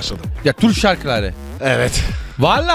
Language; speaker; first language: Turkish; non-native, learner; French